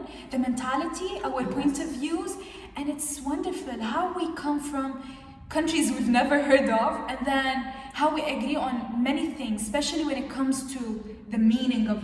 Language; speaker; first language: English; non-native, fluent; Arabic